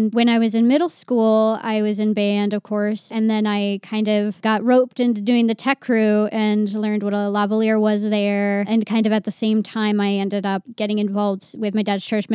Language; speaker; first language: English; native; English